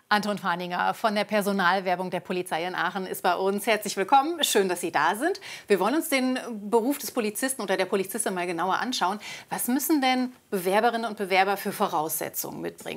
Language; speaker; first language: German; native; German